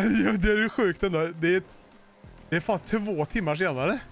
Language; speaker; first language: Swedish; native; Swedish